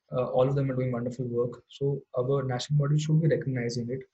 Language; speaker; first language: English; non-native, local second language; Hindi